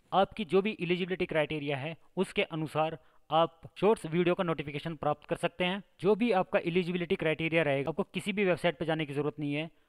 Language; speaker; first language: Hindi; native; Hindi